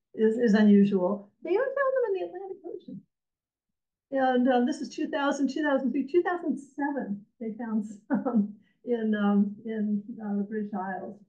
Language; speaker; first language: English; native; English